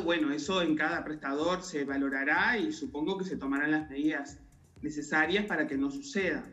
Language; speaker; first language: Spanish; native; Spanish